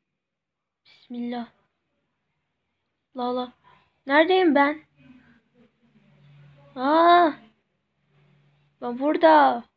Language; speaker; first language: Turkish; non-native, learner; Arabic